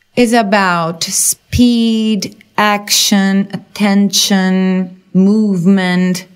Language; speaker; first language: English; non-native, fluent; Greek